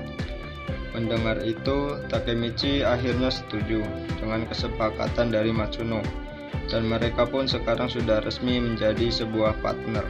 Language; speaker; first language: Indonesian; native; Indonesian